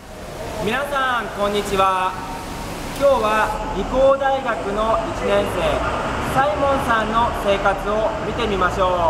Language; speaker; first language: Japanese; non-native, learner; Cantonese